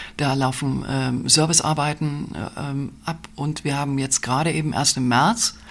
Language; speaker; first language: German; native; German